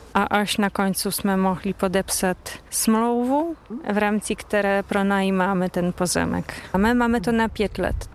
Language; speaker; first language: Czech; non-native, fluent; Polish